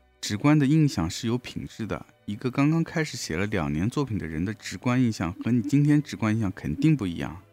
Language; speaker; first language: Chinese; native; Chinese